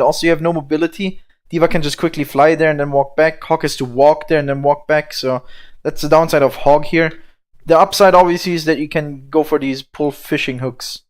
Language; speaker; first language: English; non-native, fluent; German